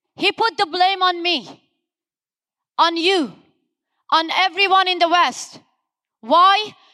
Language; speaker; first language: English; non-native, fluent; Persian